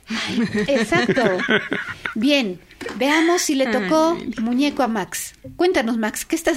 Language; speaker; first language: Spanish; native; Spanish